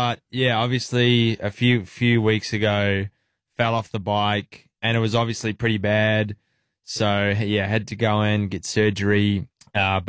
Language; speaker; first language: English; native; English